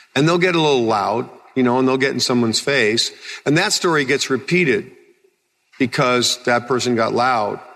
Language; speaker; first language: English; native; English